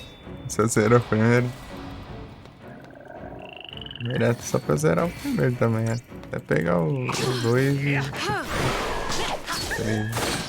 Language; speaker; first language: Portuguese; native; Portuguese